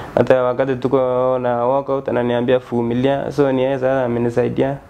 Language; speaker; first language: Swahili; non-native, local second language; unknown